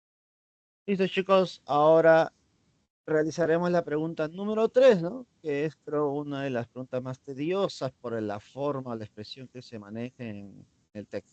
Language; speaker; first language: Spanish; native; Spanish